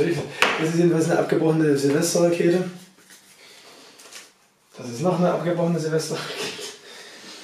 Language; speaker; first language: German; native; German